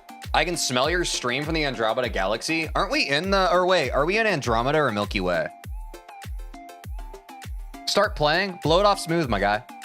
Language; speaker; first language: English; native; English